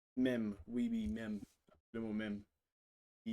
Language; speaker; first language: French; non-native, learner; Russian